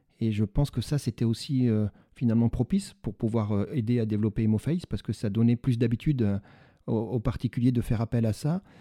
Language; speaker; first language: French; native; French